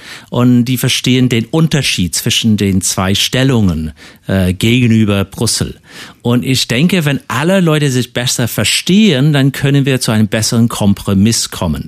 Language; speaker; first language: German; non-native, fluent; English